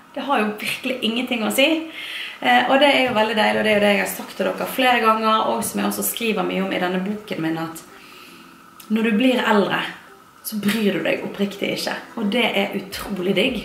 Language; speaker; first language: Norwegian; native; Norwegian